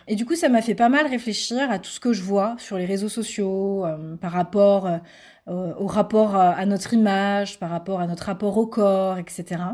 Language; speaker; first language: French; native; French